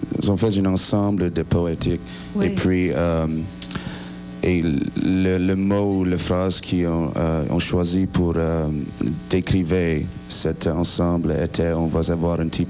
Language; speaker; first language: French; non-native, learner; English